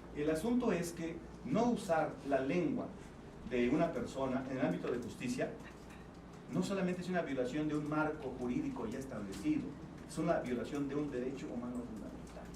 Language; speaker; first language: Spanish; non-native, local second language; Tzeltal